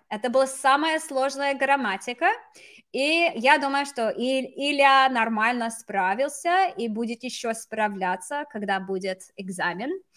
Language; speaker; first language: Russian; non-native, fluent; English